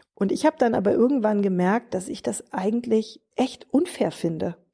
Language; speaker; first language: German; native; German